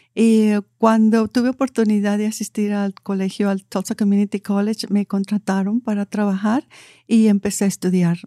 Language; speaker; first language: English; non-native, fluent; Spanish